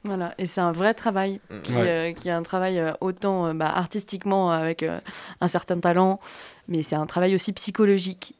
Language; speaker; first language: French; native; French